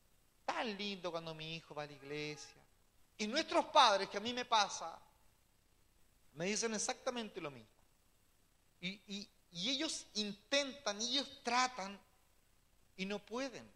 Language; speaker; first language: Spanish; native; Spanish